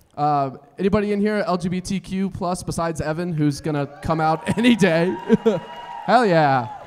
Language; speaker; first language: English; native; English